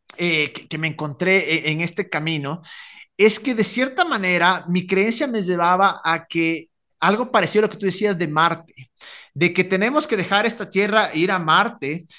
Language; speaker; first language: Spanish; native; Spanish